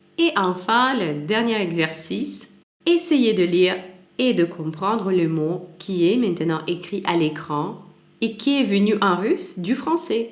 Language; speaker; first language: French; non-native, fluent; Russian